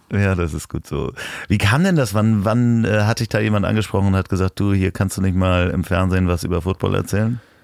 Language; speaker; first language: German; native; German